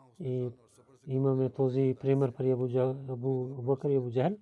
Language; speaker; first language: Bulgarian; non-native, learner; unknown